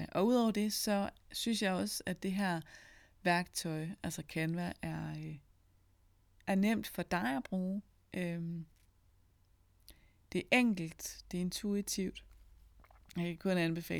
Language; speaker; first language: Danish; native; Danish